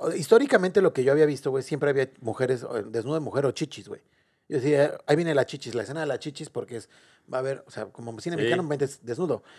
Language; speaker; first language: Spanish; native; Spanish